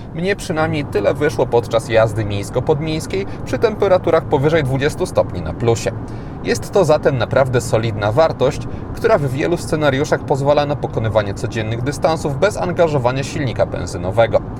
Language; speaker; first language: Polish; native; Polish